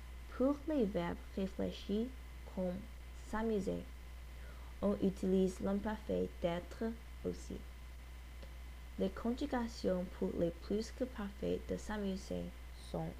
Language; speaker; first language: French; non-native, learner; English